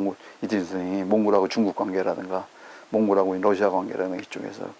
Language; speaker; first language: Korean; native; Korean